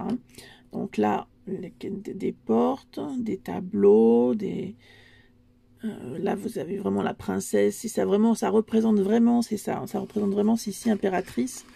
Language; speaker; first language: French; native; French